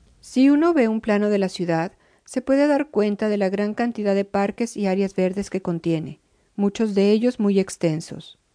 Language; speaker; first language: Spanish; native; Spanish